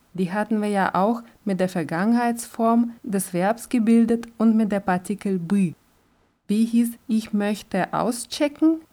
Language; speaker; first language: German; non-native, fluent; Russian